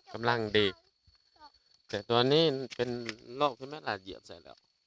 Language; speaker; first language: Thai; native; Thai